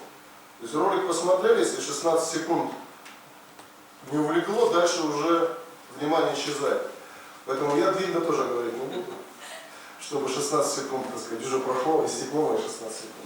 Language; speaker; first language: Russian; native; Russian